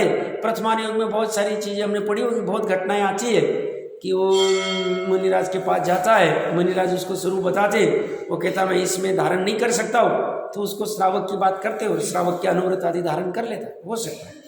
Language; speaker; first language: Hindi; native; Hindi